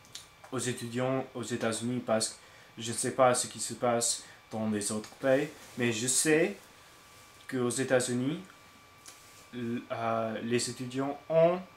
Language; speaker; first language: French; non-native, learner; English